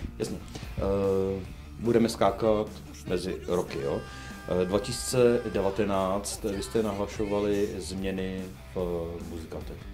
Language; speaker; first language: Czech; native; Czech